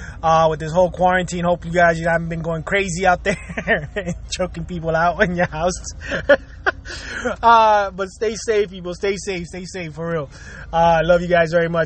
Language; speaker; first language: English; early bilingual, other home language; Spanish